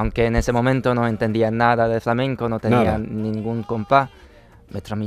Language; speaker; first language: Spanish; non-native, fluent; Chinese